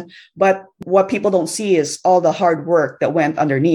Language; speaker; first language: English; non-native, local second language; Cebuano